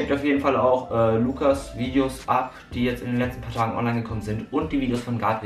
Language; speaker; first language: German; native; German